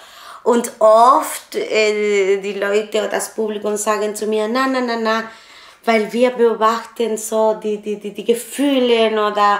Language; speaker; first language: German; non-native, learner; Spanish